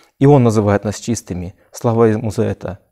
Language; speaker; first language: Russian; native; Russian